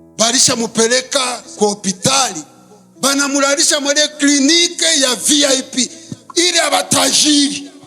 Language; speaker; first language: Swahili; non-native, local second language; Kinyarwanda